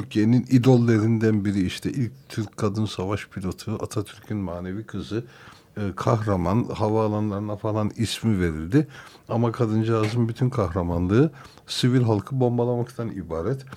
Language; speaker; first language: Turkish; non-native, local second language; Armenian